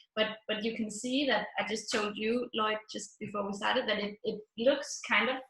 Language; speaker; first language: English; non-native, fluent; Danish